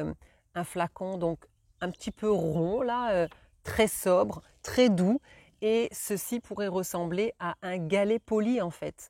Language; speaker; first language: French; native; French